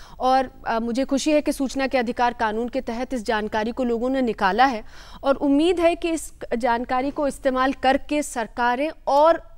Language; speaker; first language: Hindi; native; Hindi